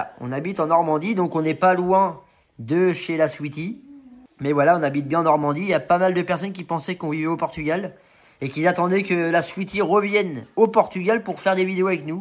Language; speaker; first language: French; native; French